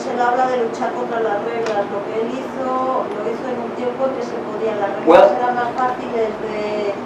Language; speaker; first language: Spanish; native; Spanish